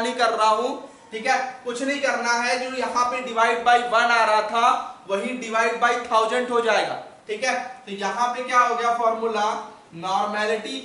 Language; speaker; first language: Hindi; native; Hindi